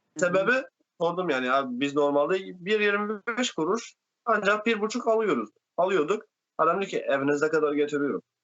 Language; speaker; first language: Turkish; non-native, fluent; Arabic